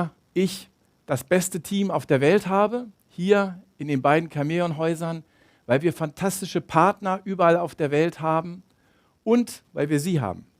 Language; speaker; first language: German; native; German